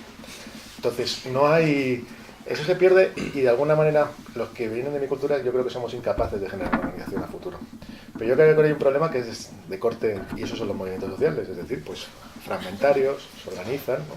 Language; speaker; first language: Spanish; native; Spanish